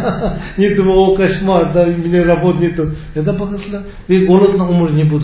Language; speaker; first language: Russian; non-native, learner; Tibetan